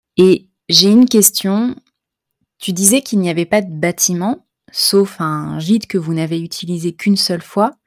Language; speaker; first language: French; native; French